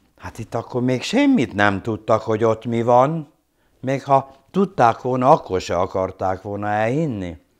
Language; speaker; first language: Hungarian; non-native, local second language; German